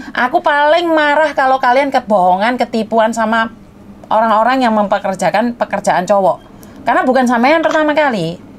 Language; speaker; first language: Indonesian; non-native, local second language; Madurese